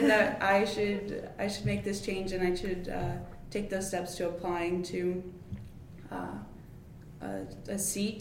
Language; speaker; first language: English; native; English